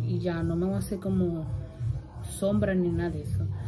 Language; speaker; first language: Spanish; early bilingual, heritage; Spanish